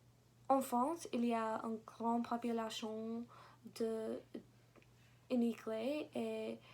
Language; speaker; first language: French; non-native, learner; English